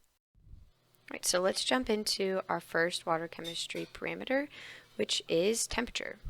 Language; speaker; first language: English; native; English